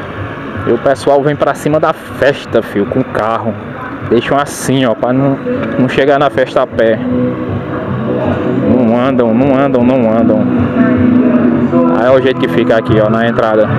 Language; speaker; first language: Portuguese; native; Portuguese